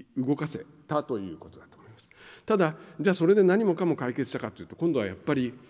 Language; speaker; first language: Japanese; native; Japanese